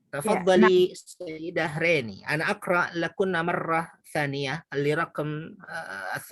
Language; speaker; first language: Arabic; non-native, fluent; Indonesian